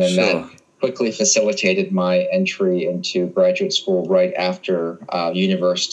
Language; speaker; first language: English; native; English